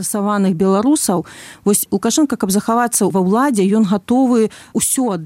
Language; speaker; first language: Polish; non-native, learner; Belarusian